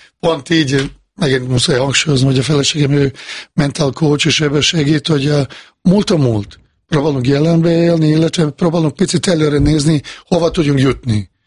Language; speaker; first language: Hungarian; non-native, fluent; Bosnian